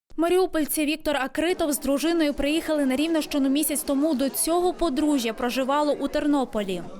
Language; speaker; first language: Ukrainian; native; Ukrainian